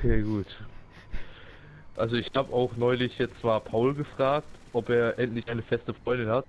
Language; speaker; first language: German; native; German